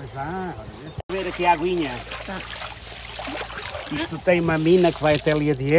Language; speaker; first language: Portuguese; native; Portuguese